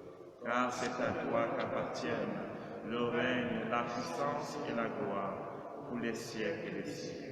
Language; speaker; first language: French; native; French